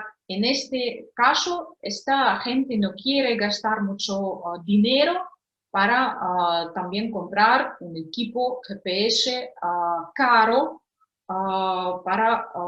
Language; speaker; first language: Spanish; non-native, fluent; Russian